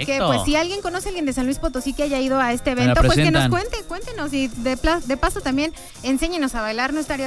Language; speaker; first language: Spanish; native; Spanish